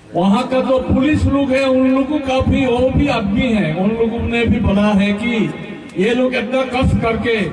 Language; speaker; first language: Hindi; non-native, local second language; Assamese